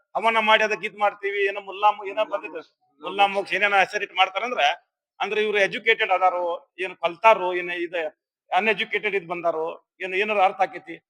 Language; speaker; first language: Kannada; non-native, local second language; Urdu